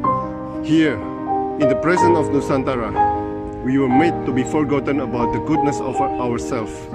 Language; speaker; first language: English; non-native, learner; Indonesian